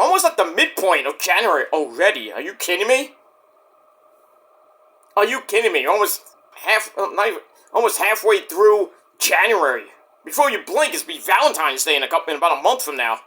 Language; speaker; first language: English; native; English